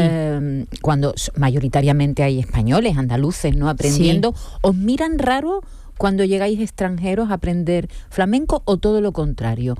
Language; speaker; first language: Spanish; native; Spanish